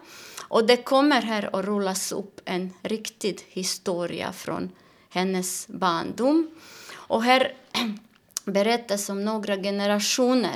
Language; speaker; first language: Swedish; non-native, fluent; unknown